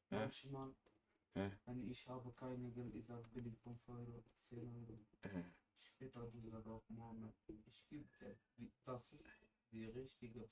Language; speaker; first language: German; non-native, learner; Swahili